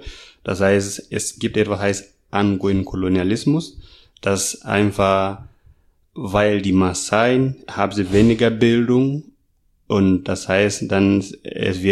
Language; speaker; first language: German; non-native, fluent; Masai